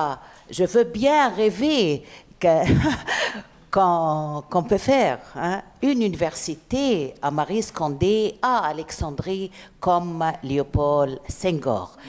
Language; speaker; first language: French; non-native, learner; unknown